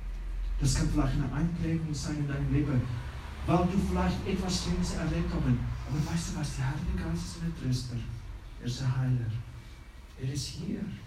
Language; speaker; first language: German; non-native, learner; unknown